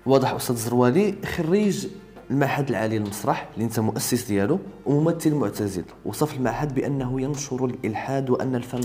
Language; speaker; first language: Arabic; native; Arabic